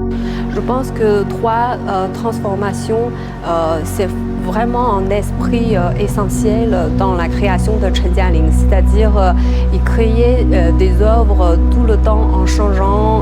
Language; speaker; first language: French; non-native, fluent; Chinese